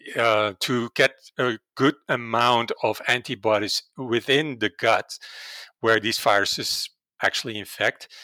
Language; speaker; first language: English; non-native, fluent; Dutch